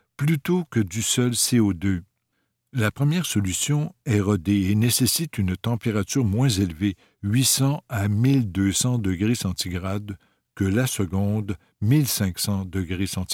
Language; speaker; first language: French; native; French